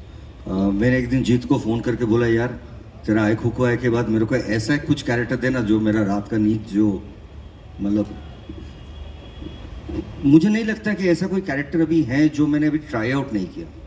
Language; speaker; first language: Hindi; non-native, local second language; Bangla